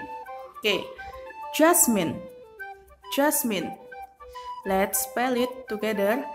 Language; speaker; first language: English; non-native, learner; Indonesian